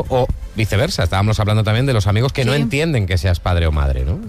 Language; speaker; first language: Spanish; native; Spanish